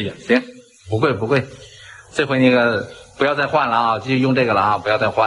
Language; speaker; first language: Chinese; native; Chinese